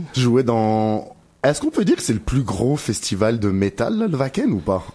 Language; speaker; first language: French; native; French